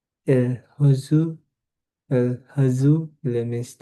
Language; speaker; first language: French; non-native, learner; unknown